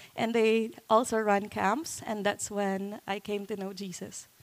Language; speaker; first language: English; non-native, local second language; Cebuano